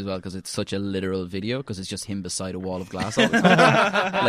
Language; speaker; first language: English; native; English